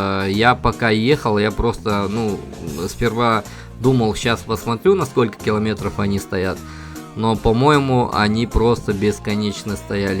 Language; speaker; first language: Russian; native; Russian